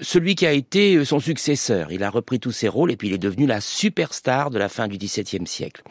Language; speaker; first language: French; native; French